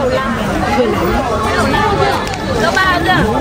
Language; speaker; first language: Chinese; non-native, fluent; Vietnamese